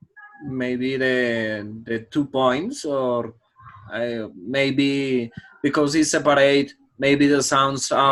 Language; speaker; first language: English; non-native, learner; Spanish